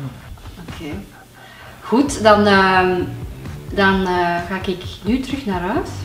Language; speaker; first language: Dutch; native; Dutch